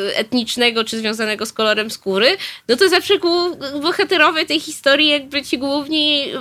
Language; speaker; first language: Polish; native; Polish